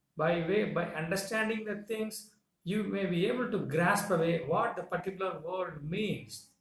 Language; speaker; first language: English; non-native, local second language; Tamil